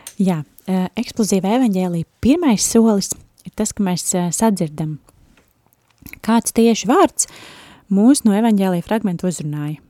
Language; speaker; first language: Latvian; native; Latvian